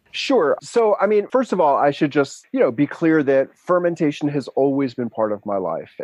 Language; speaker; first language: English; native; English